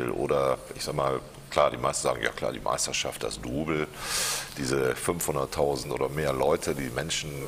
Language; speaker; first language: German; native; German